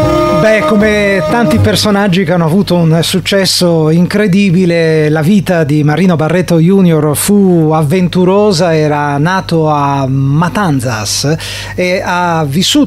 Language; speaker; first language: Italian; native; Italian